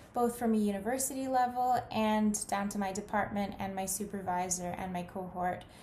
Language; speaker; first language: English; native; English